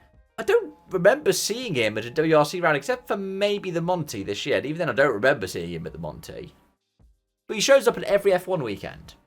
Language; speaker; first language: English; native; English